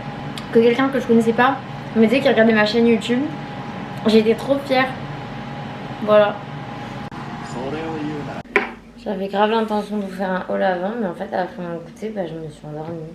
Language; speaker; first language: French; native; French